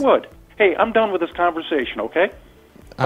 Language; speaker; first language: English; native; English